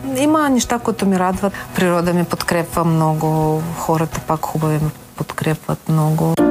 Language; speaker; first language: Bulgarian; non-native, fluent; Ukrainian